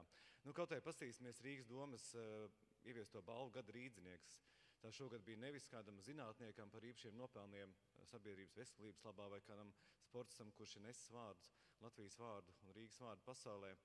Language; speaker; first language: Latvian; native; Latvian